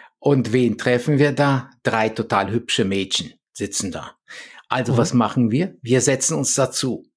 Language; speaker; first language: German; early bilingual, other home language; Polish